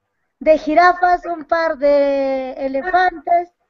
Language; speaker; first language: Spanish; non-native, local second language; Aymara